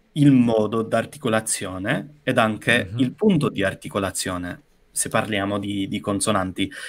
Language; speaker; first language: Italian; non-native, fluent; English